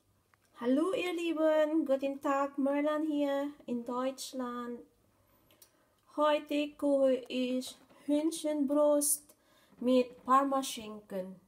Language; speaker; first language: German; non-native, learner; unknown